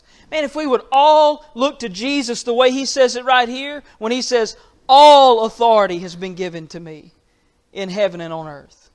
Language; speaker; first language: English; native; English